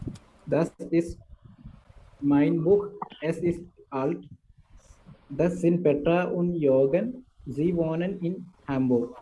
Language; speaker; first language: German; non-native, learner; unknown